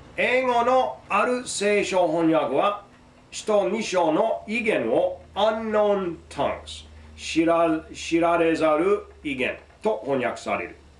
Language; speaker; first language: Japanese; non-native, fluent; English